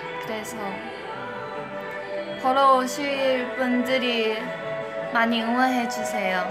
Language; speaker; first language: Korean; non-native, fluent; Chinese